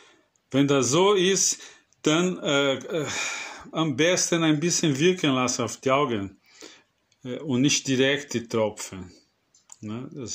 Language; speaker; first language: German; non-native, fluent; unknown